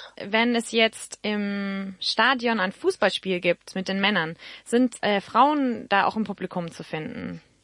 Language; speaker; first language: German; native; German